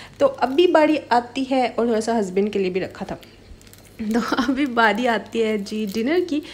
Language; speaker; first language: Urdu; native; Urdu